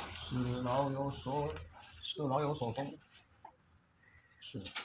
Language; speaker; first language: Chinese; native; Chinese